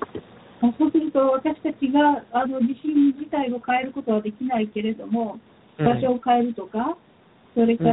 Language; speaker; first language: Japanese; native; Japanese